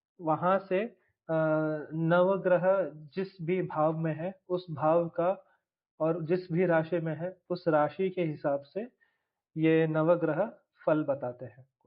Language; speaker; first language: Hindi; non-native, local second language; Tulu